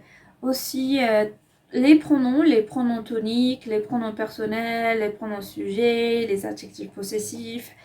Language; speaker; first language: French; non-native, fluent; Spanish